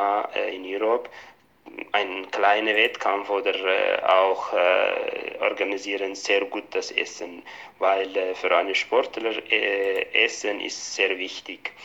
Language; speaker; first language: German; non-native, fluent; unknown